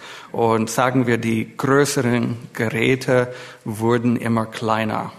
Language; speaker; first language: German; non-native, fluent; English